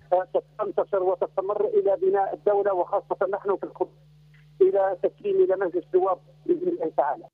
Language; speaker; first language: Arabic; native; Arabic